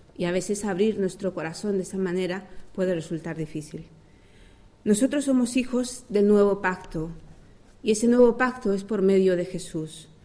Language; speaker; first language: Spanish; native; Spanish